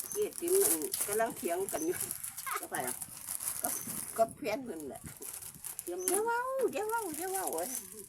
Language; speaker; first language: Thai; native; Thai